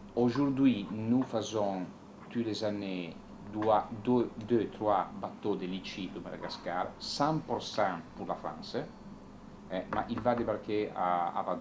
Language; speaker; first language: French; non-native, learner; Italian